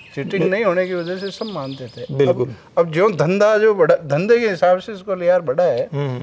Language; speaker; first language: Hindi; native; Hindi